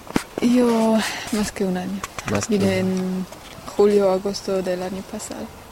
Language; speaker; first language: Spanish; non-native, fluent; French